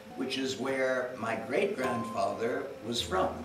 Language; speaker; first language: English; native; English